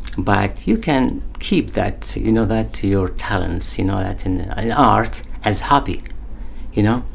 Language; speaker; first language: English; non-native, learner; Arabic